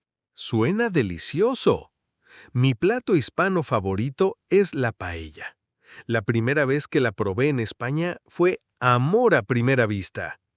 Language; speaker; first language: Spanish; non-native, fluent; English